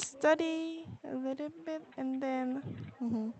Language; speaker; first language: English; non-native, learner; Korean